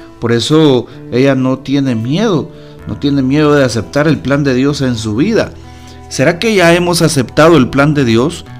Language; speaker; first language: Spanish; native; Spanish